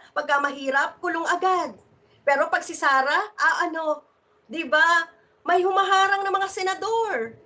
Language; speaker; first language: Filipino; native; Filipino